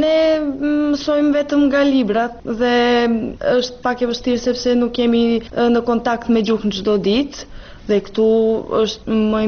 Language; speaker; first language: Albanian; non-native, fluent; Serbian